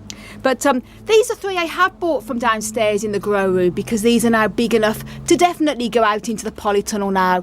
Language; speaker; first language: English; native; English